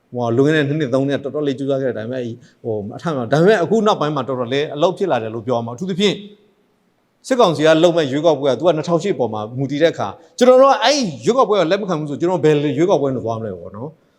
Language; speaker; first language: Burmese; non-native, local second language; S'gaw Karen